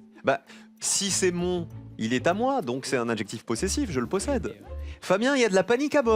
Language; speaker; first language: French; native; French